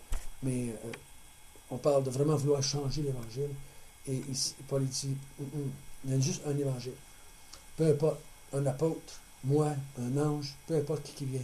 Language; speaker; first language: French; native; French